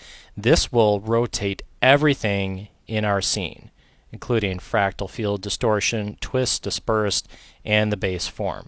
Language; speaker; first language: English; native; English